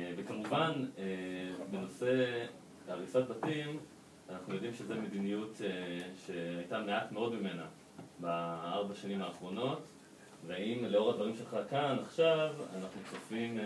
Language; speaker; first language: Hebrew; native; Hebrew